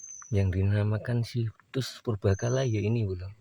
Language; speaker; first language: Indonesian; non-native, local second language; Javanese